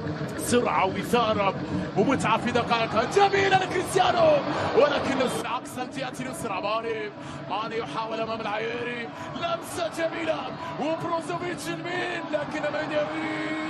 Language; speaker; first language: Arabic; native; Arabic